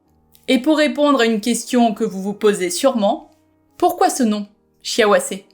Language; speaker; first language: French; native; French